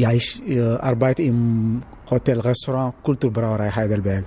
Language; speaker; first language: German; non-native, learner; Wolof